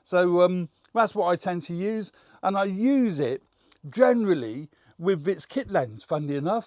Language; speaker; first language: English; native; English